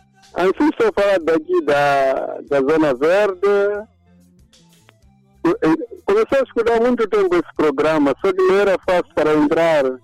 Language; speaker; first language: Portuguese; non-native, local second language; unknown